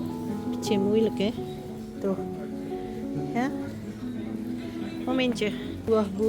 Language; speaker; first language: Dutch; non-native, learner; Indonesian